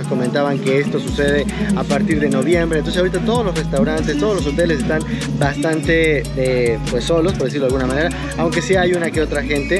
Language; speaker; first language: Spanish; native; Spanish